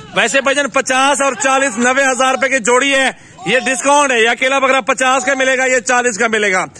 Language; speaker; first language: Urdu; non-native, local second language; Punjabi